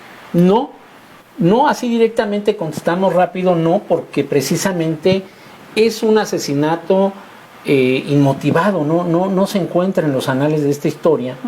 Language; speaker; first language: Spanish; native; Spanish